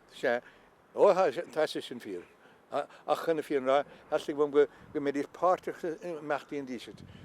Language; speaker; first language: Irish; native; Irish